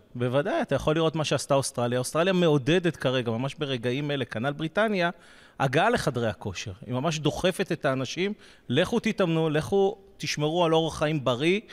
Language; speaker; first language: Hebrew; native; Hebrew